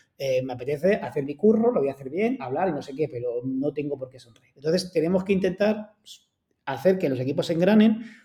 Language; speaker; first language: Spanish; native; Spanish